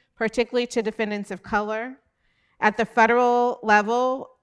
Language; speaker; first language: English; native; English